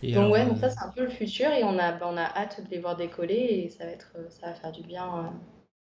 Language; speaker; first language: French; native; French